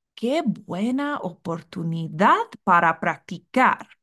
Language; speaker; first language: Spanish; non-native, fluent; English